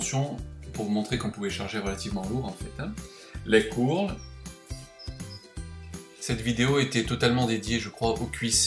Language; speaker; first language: French; native; French